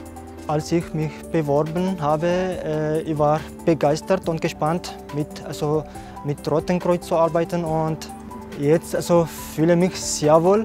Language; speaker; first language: German; non-native, learner; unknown